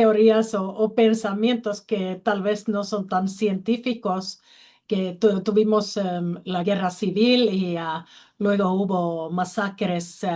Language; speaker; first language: Spanish; non-native, learner; Finnish